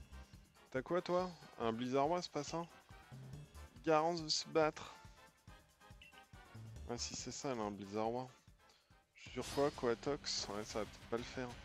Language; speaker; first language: French; native; French